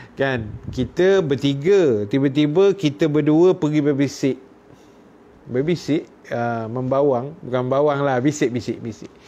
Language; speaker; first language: Malay; native; Malay